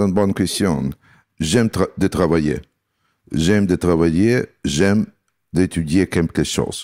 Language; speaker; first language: French; non-native, learner; Russian